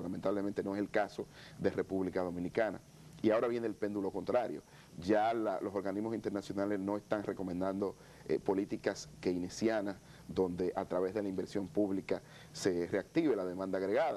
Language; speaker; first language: Spanish; native; Spanish